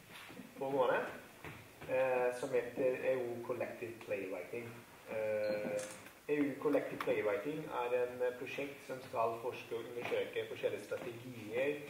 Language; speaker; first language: Norwegian; non-native, fluent; Italian